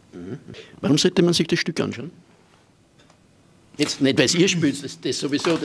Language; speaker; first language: German; native; German